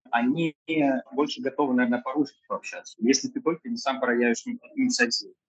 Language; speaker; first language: Russian; native; Russian